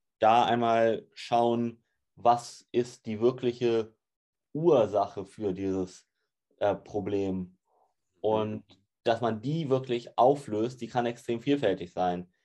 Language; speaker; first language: German; native; German